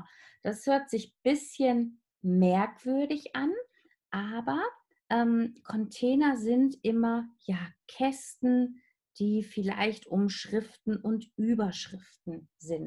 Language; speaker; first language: German; native; German